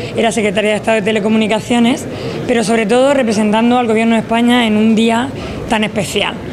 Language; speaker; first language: Spanish; native; Spanish